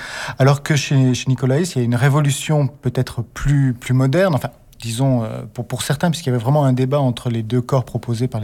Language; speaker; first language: French; native; French